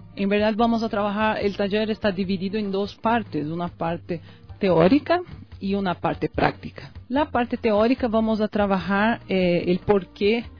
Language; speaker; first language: Spanish; non-native, fluent; Portuguese